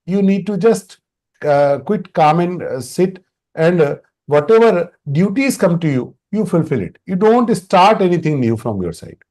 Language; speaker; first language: English; non-native, local second language; Hindi